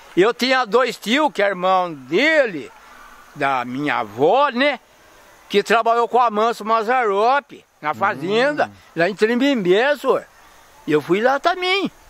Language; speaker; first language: Portuguese; native; Portuguese